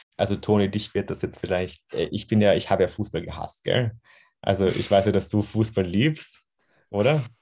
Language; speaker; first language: German; native; German